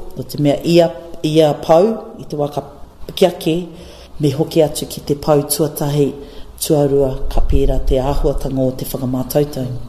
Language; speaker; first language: Māori; non-native, local second language; English